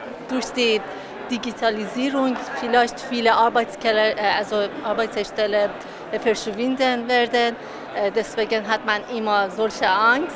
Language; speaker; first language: German; non-native, learner; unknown